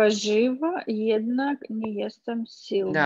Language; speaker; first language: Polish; non-native, learner; Russian